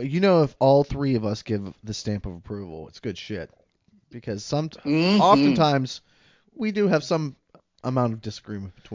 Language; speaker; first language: English; native; English